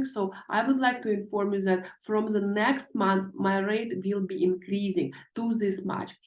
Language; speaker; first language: English; non-native, fluent; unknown